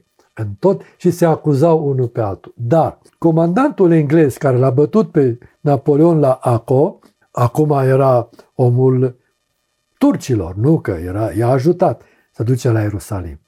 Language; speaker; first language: Romanian; native; Romanian